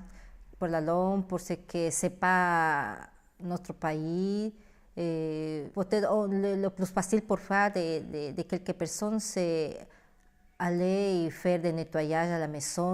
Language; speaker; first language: French; non-native, learner; Spanish